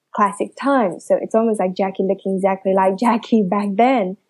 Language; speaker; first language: English; early bilingual, other home language; Chinese